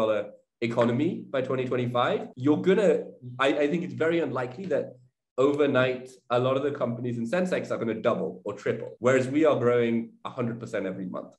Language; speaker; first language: English; native; English